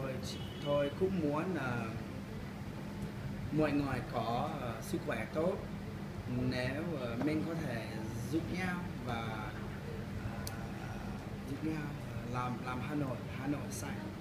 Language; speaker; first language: Vietnamese; non-native, learner; English